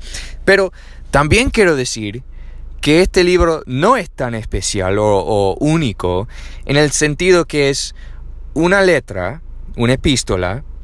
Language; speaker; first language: Spanish; non-native, learner; English